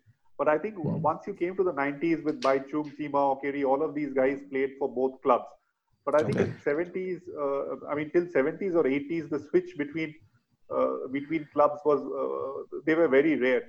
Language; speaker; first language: English; non-native, local second language; Bangla